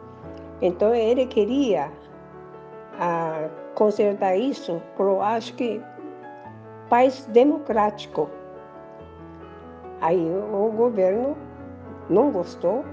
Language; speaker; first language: Portuguese; early bilingual, other home language; Japanese